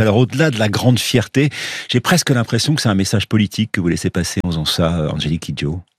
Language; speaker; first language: French; native; French